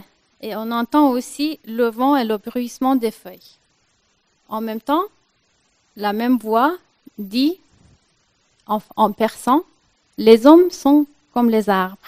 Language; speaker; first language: French; non-native, fluent; Persian